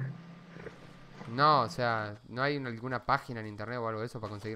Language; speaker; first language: Spanish; native; Spanish